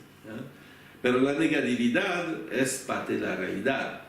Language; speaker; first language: Spanish; non-native, fluent; French